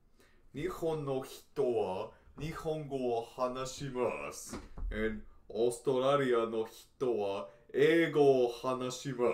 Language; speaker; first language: Japanese; non-native, learner; English